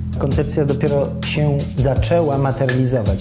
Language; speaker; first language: Polish; native; Polish